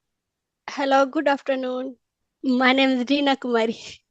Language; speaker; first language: English; non-native, learner; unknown